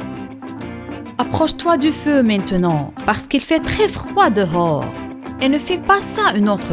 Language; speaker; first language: French; non-native, fluent; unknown